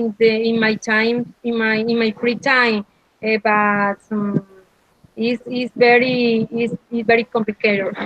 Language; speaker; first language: English; non-native, learner; Spanish